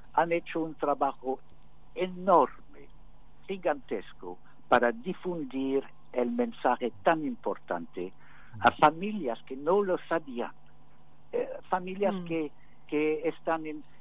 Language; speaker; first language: Spanish; non-native, fluent; English